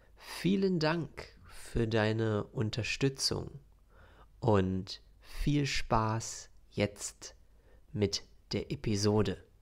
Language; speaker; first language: German; native; German